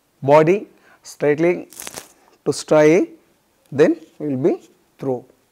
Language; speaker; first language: English; non-native, local second language; Tamil